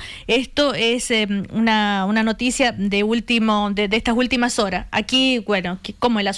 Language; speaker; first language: Spanish; native; Spanish